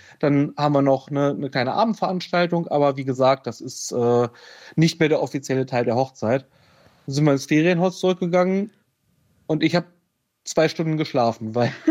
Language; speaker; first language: German; native; German